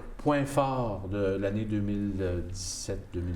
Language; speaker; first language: French; native; French